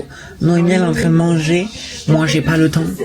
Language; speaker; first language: French; native; French